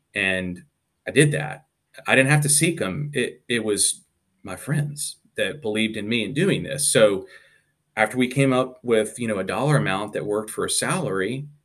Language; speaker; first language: English; native; English